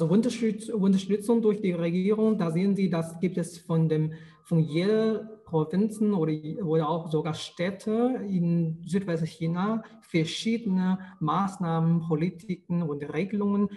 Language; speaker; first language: German; non-native, fluent; Chinese